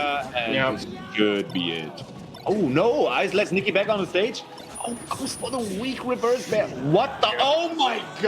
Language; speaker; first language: English; non-native, fluent; German